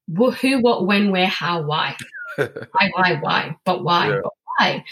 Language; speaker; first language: English; native; English